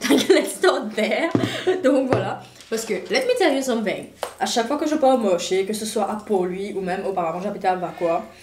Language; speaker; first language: French; non-native, local second language; Morisyen